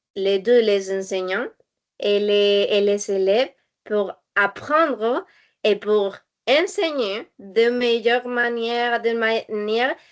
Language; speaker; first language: French; non-native, learner; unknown